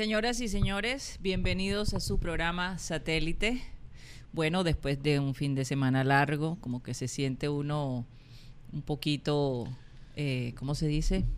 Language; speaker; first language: Spanish; native; Spanish